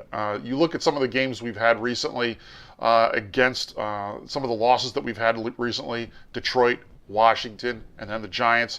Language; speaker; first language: English; native; English